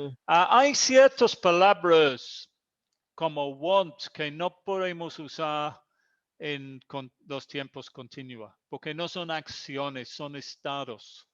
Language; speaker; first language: Spanish; non-native, fluent; English